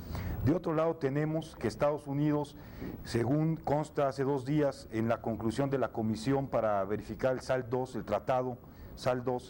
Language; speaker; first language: Spanish; native; Spanish